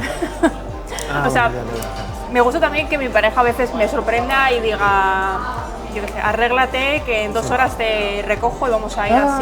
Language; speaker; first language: Spanish; native; Spanish